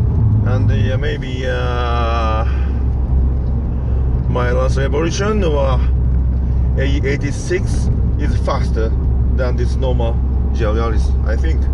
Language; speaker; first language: English; non-native, learner; Japanese